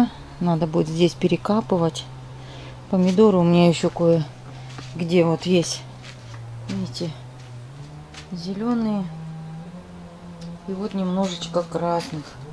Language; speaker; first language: Russian; native; Russian